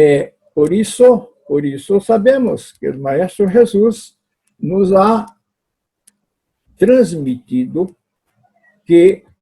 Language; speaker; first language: Spanish; non-native, fluent; Portuguese